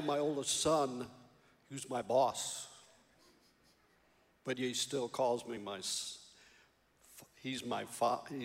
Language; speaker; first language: English; native; English